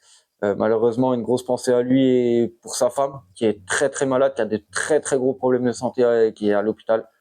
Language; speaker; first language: French; native; French